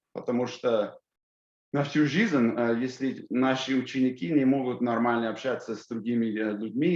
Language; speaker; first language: Russian; non-native, fluent; English